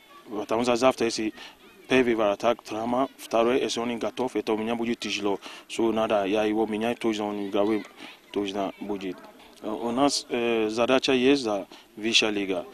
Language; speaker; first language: Russian; non-native, learner; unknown